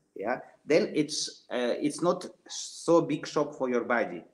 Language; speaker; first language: English; non-native, fluent; Russian